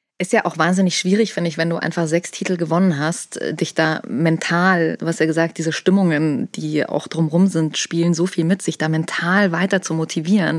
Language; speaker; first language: German; native; German